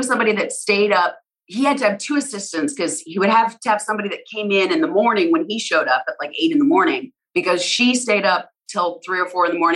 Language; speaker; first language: English; native; English